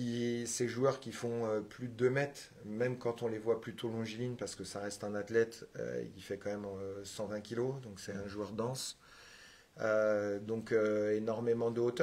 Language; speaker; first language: French; native; French